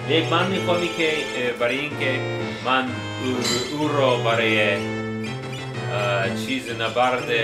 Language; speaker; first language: Persian; non-native, learner; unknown